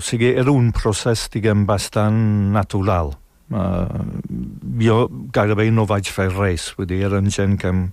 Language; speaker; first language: Catalan; non-native, fluent; English